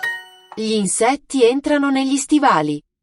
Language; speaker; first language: Italian; non-native, learner; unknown